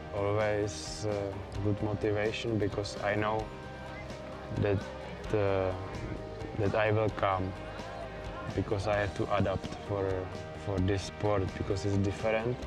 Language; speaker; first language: English; non-native, learner; Czech